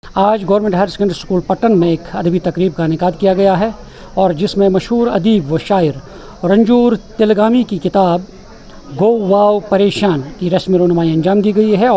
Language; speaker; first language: Urdu; non-native, local second language; Kashmiri